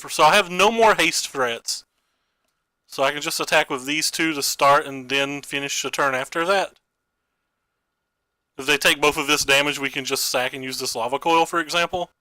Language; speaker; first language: English; native; English